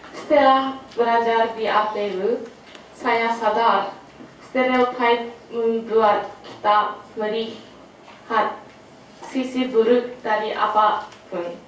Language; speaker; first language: Indonesian; non-native, learner; Japanese